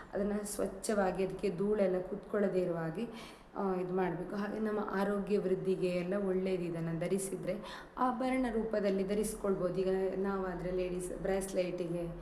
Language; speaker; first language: Kannada; native; Kannada